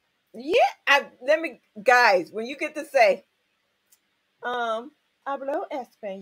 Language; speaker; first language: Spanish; non-native, learner; English